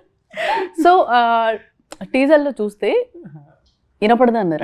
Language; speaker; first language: Telugu; native; Telugu